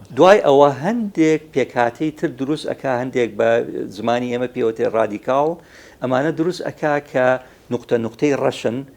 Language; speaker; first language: Central Kurdish; native; Central Kurdish